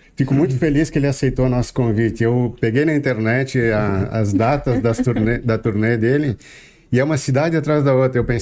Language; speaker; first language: Portuguese; native; Portuguese